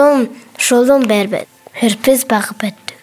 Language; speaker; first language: Mongolian; non-native, learner; Buriat